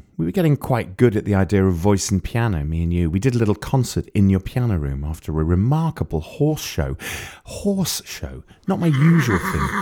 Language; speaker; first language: English; native; English